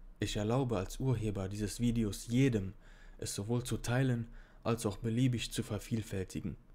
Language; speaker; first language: German; non-native, fluent; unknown